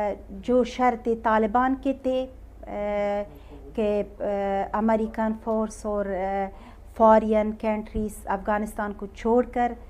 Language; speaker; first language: Hindi; non-native, learner; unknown